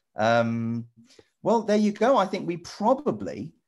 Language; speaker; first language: English; native; English